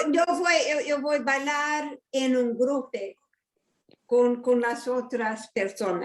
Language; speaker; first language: Spanish; non-native, learner; English